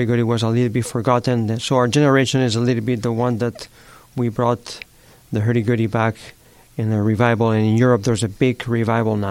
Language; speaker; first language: English; non-native, fluent; Spanish